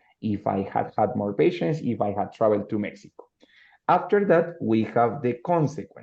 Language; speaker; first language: English; non-native, fluent; Spanish